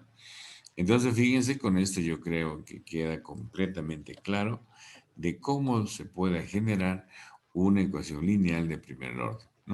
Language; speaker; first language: Spanish; native; Spanish